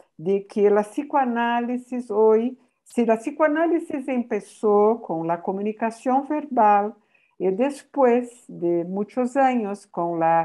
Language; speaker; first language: Spanish; non-native, fluent; Portuguese